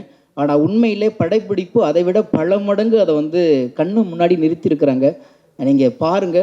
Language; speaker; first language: Tamil; native; Tamil